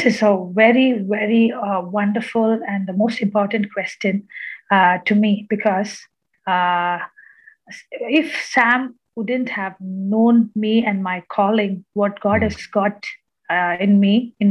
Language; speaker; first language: English; non-native, local second language; Malayalam